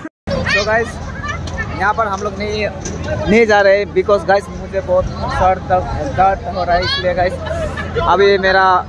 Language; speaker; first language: Hindi; non-native, local second language; Nepali